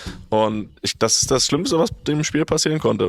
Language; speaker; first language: German; native; German